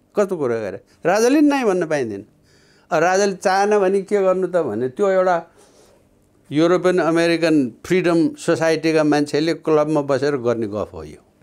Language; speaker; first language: Nepali; native; Nepali